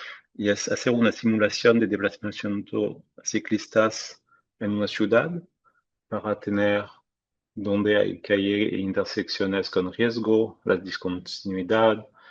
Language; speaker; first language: Spanish; non-native, fluent; French